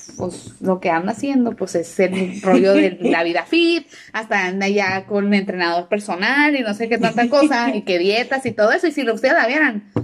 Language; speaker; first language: Spanish; early bilingual, heritage; Spanish